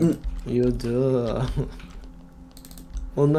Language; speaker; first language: Swedish; non-native, fluent; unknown